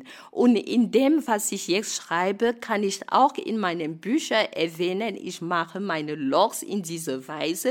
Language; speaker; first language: German; non-native, fluent; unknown